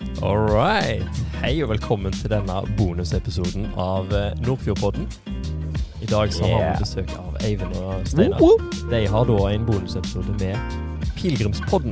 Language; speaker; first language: Norwegian; native; Norwegian